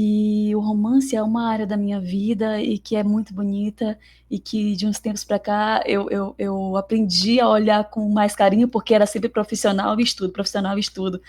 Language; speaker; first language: Portuguese; native; Portuguese